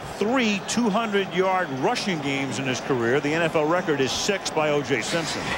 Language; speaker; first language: English; native; English